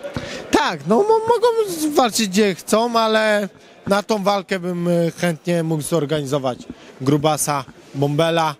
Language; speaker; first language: Polish; native; Polish